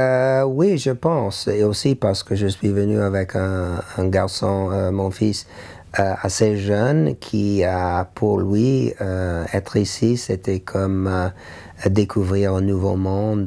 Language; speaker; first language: French; non-native, learner; English